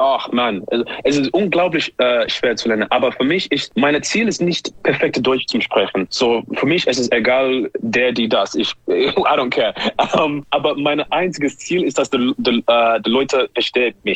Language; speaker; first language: German; non-native, learner; English